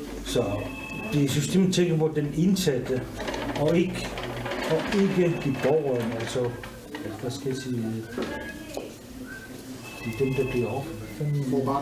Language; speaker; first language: Danish; non-native, local second language; Kalaallisut